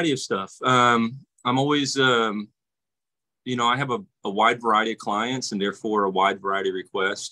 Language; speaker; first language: English; native; English